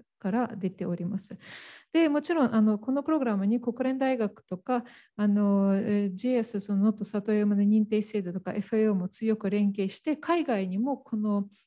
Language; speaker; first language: Japanese; non-native, fluent; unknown